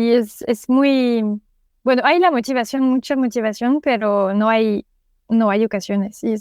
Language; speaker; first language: Spanish; non-native, fluent; French